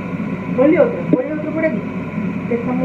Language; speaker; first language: Spanish; native; Spanish